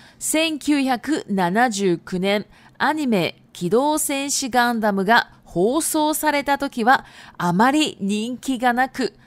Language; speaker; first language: Japanese; non-native, fluent; Chinese